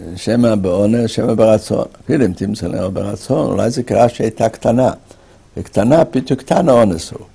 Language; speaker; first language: Hebrew; native; Hebrew